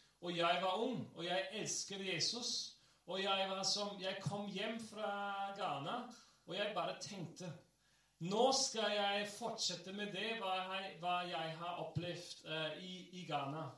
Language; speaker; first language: Norwegian; non-native, fluent; English